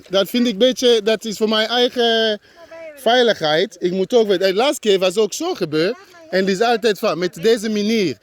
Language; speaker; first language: Dutch; non-native, learner; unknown